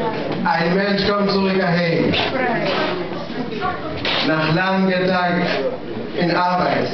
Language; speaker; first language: German; non-native, learner; Russian